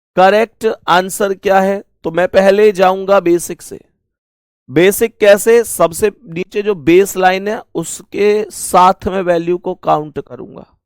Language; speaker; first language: Hindi; native; Hindi